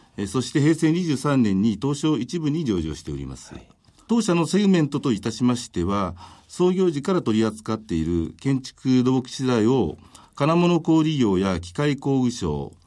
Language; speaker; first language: Japanese; native; Japanese